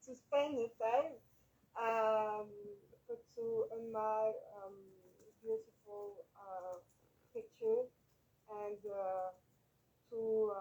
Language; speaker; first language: English; non-native, learner; French